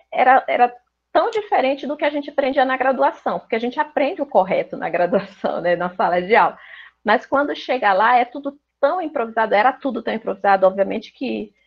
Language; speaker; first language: Portuguese; native; Portuguese